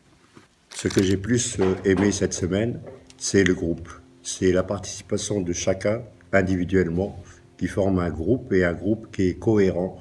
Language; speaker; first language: French; native; French